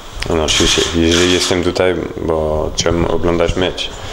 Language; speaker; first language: Polish; non-native, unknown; French